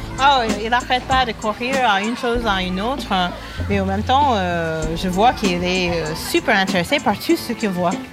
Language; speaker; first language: French; non-native, fluent; English